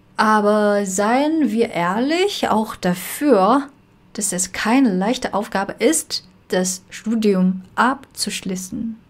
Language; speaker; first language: German; non-native, fluent; Chinese